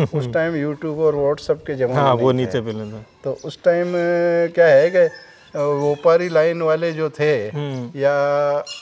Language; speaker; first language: Hindi; native; Hindi